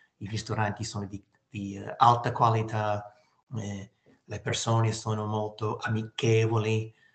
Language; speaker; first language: Italian; non-native, learner; English